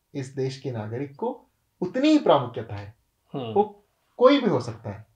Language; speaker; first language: Hindi; non-native, local second language; Kannada